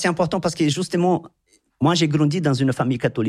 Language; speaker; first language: French; non-native, fluent; Portuguese